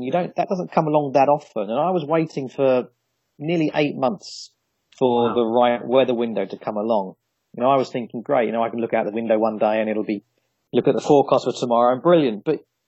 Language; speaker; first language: English; native; English